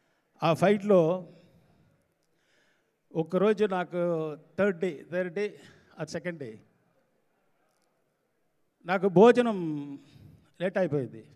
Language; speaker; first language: Telugu; non-native, learner; Tamil